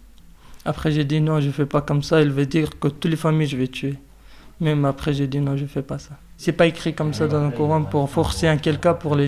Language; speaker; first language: French; non-native, learner; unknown